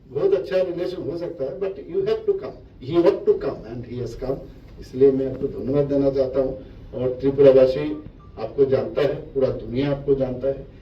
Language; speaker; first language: Hindi; non-native, local second language; Bangla